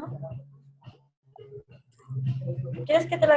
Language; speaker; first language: Spanish; native; Spanish